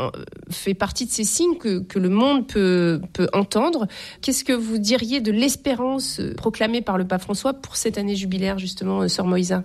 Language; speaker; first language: French; native; French